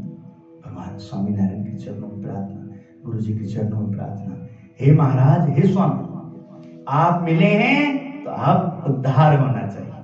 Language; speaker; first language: Hindi; native; Hindi